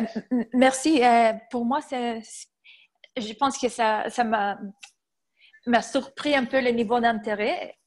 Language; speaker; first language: French; non-native, fluent; Spanish